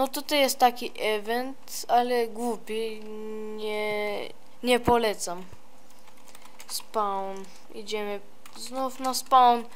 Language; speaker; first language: Polish; early bilingual, heritage; Polish